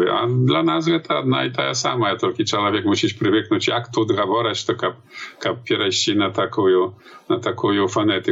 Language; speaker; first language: Polish; non-native, learner; Belarusian